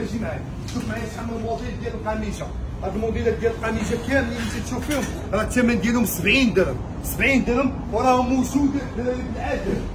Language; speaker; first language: Arabic; native; Arabic